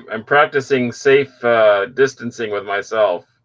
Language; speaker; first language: English; native; English